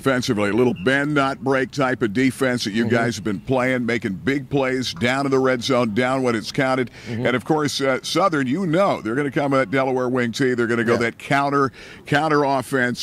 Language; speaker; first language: English; native; English